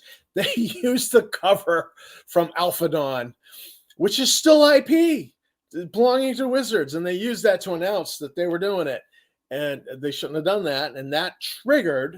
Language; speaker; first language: English; native; English